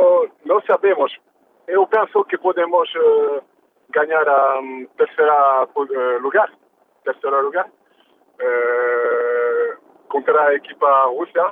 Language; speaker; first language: Portuguese; early bilingual, heritage; French